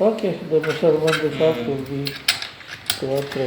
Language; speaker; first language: English; non-native, learner; Indonesian